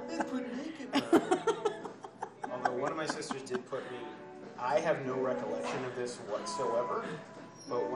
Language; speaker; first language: English; native; English